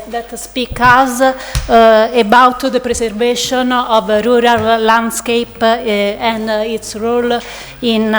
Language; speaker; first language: English; non-native, learner; Italian